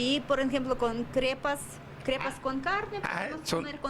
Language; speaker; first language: Spanish; non-native, learner; Russian